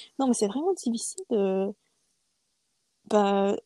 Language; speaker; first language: French; non-native, fluent; English